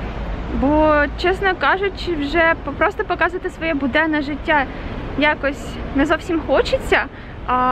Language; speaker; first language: Ukrainian; native; Ukrainian